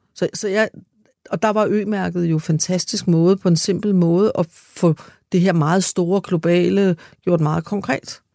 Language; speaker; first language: Danish; native; Danish